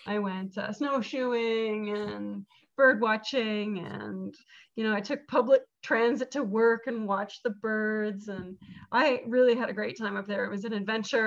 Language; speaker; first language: English; native; English